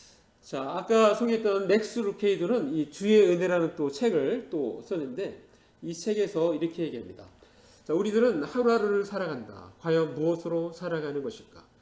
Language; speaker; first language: Korean; native; Korean